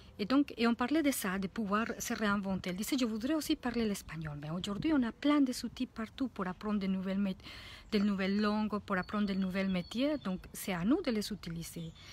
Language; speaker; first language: French; non-native, fluent; Spanish